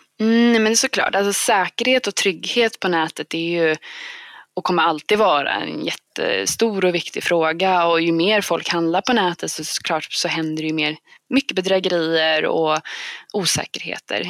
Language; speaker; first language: Swedish; native; Swedish